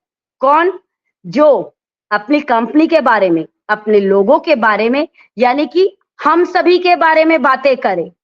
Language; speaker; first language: Hindi; native; Hindi